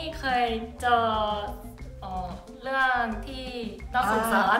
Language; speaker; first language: Thai; non-native, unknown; Korean